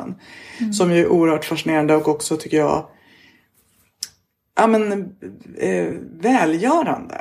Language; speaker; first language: Swedish; native; Swedish